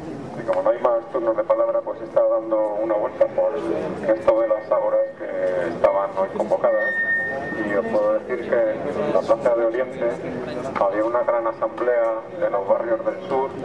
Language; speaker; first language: Spanish; native; Spanish